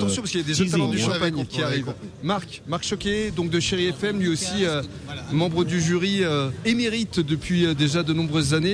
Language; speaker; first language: French; native; French